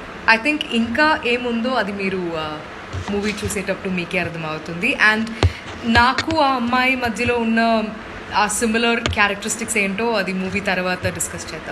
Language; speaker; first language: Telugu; non-native, fluent; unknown